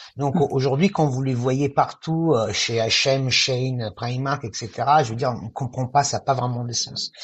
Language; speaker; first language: French; non-native, fluent; Italian